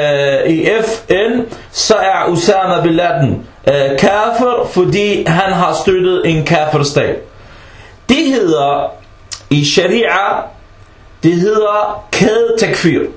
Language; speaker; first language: Danish; early bilingual, other home language; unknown